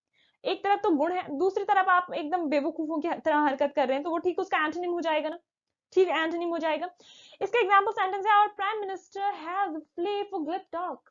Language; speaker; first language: Hindi; native; Hindi